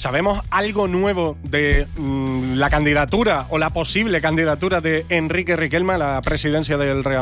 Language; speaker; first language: Spanish; native; Spanish